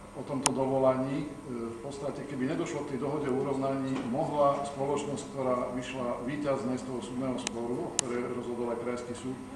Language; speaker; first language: Slovak; native; Slovak